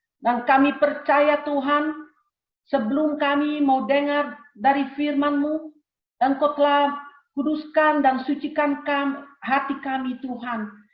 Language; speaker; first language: Indonesian; early bilingual, heritage; Indonesian